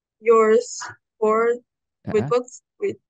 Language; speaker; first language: English; non-native, learner; Indonesian